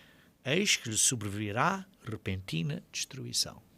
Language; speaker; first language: Portuguese; native; Portuguese